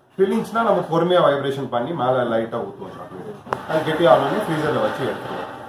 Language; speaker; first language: Tamil; non-native, local second language; Kashmiri